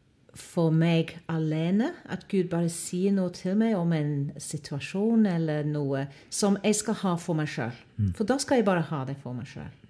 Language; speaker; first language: Norwegian; non-native, fluent; English